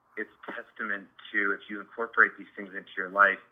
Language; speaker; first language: English; native; English